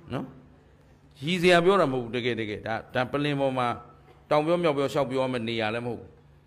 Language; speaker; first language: Burmese; native; Burmese